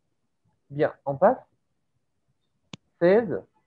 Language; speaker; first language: French; native; French